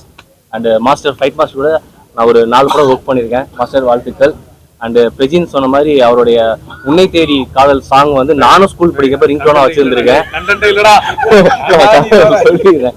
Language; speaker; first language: Tamil; native; Tamil